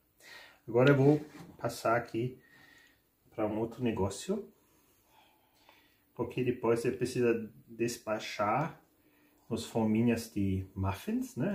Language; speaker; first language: Portuguese; non-native, learner; German